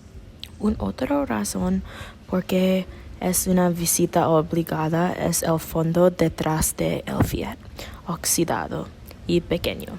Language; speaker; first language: Spanish; non-native, learner; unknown